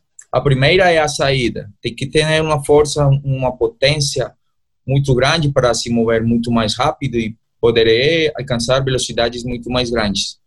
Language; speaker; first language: Portuguese; non-native, learner; Spanish